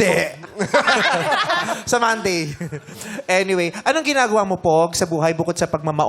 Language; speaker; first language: Filipino; native; Filipino